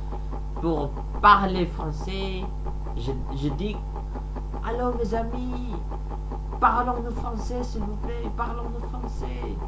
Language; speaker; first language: French; non-native, learner; Sasak